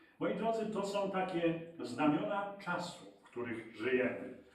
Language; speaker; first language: Polish; native; Polish